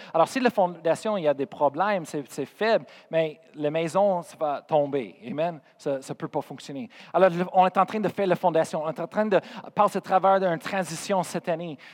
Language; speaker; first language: French; non-native, fluent; English